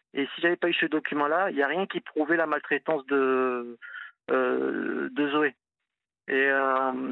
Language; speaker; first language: French; native; French